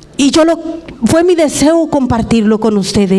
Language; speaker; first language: Spanish; native; Spanish